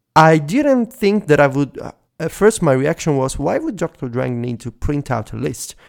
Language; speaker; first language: English; non-native, fluent; Italian